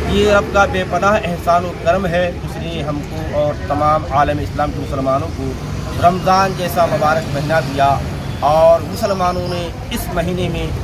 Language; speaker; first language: Urdu; native; Urdu